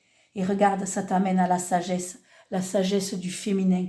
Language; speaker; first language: French; native; French